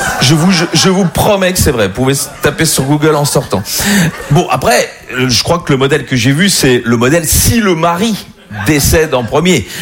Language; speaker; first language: French; native; French